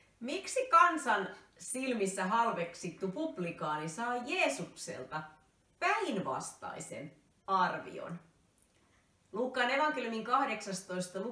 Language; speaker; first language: Finnish; native; Finnish